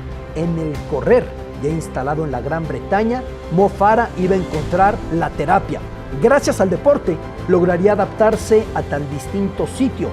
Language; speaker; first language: Spanish; native; Spanish